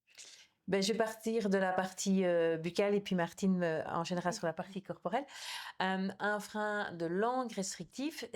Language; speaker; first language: French; native; French